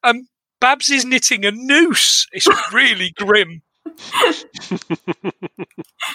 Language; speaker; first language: English; native; English